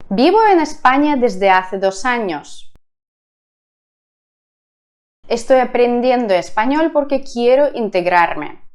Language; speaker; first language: Spanish; non-native, fluent; Russian